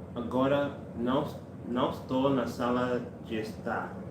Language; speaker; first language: Portuguese; non-native, learner; English